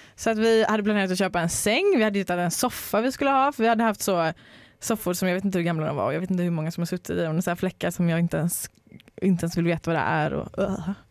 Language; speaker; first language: Swedish; native; Swedish